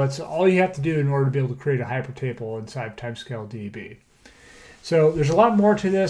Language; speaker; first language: English; native; English